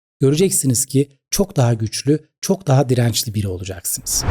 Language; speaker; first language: Turkish; native; Turkish